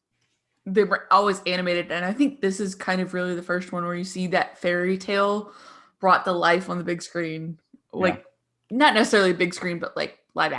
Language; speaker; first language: English; native; English